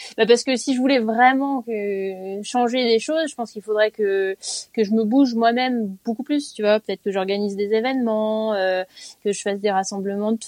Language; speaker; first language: French; native; French